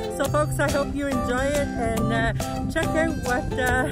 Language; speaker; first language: English; native; English